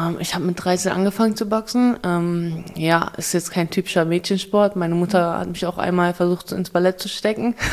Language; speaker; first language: German; early bilingual, other home language; Russian